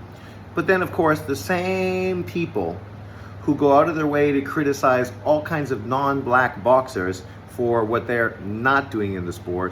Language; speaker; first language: English; native; English